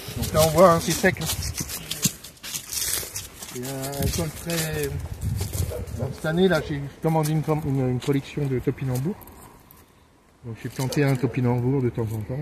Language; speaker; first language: French; native; French